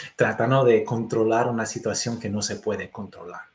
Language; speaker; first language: Spanish; non-native, fluent; English